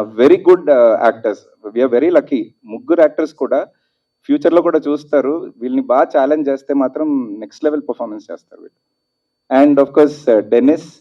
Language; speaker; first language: Telugu; native; Telugu